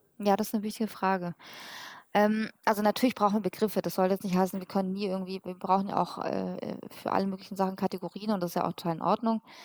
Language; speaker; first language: German; early bilingual, other home language; Persian